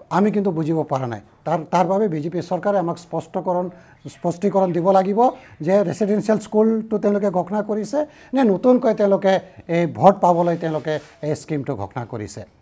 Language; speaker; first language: Assamese; non-native, local second language; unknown